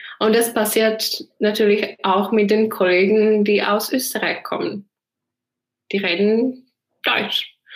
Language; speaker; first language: German; non-native, fluent; Czech